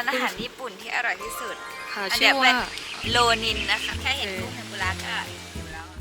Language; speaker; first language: Thai; native; Thai